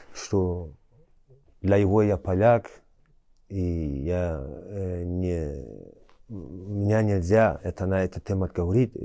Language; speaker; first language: Russian; early bilingual, heritage; Chechen